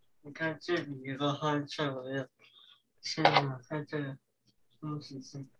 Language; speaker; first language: Chinese; early bilingual, heritage; Chinese